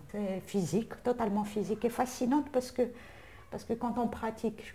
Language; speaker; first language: French; non-native, local second language; Arabic